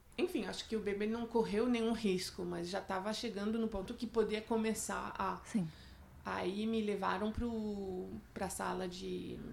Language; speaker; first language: Portuguese; non-native, fluent; French